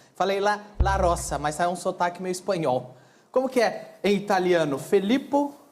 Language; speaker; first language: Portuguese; native; Portuguese